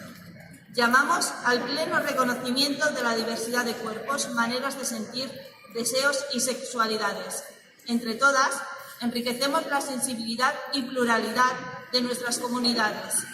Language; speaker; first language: Spanish; native; Spanish